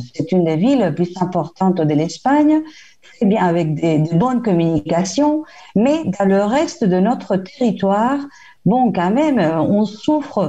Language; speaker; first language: French; non-native, fluent; Spanish